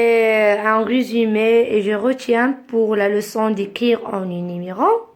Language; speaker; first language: French; non-native, learner; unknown